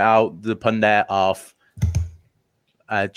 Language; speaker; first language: English; native; English